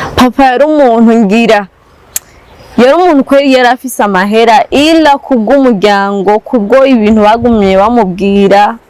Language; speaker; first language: Rundi; non-native, local second language; Swahili